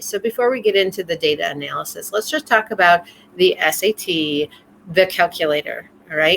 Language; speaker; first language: English; native; English